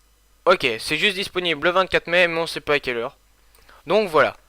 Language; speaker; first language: French; native; French